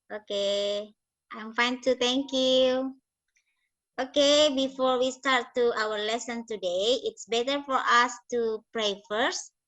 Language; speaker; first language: English; non-native, learner; Indonesian